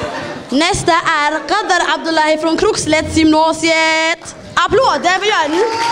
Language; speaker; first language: Swedish; early bilingual, other home language; Somali